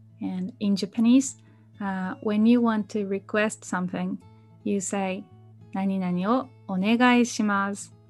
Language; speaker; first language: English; non-native, fluent; Japanese